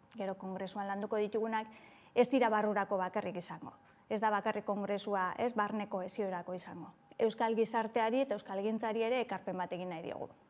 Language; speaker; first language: Basque; native; Basque